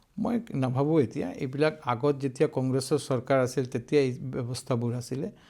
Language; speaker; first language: Assamese; non-native, local second language; Bangla